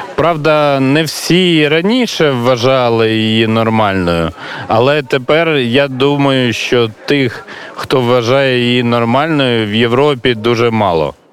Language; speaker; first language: Ukrainian; native; Ukrainian